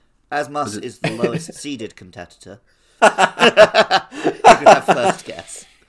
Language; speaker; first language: English; native; English